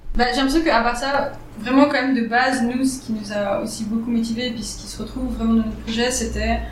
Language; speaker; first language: French; native; French